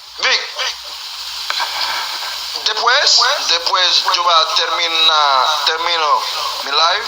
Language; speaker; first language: Spanish; non-native, learner; Haitian Creole